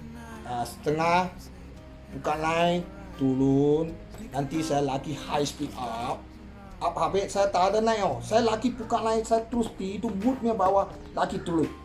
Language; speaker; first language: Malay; non-native, local second language; Chinese